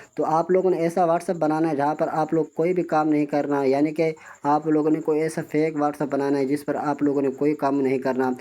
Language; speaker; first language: Urdu; non-native, local second language; Punjabi